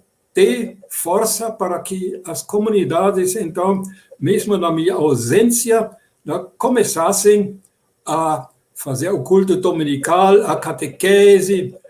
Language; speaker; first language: Portuguese; non-native, fluent; German